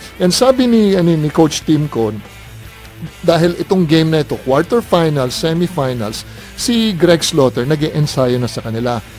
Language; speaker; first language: Filipino; native; Filipino